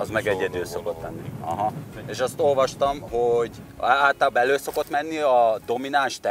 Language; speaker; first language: Hungarian; native; Hungarian